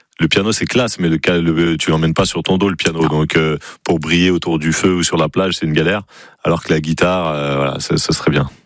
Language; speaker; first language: French; native; French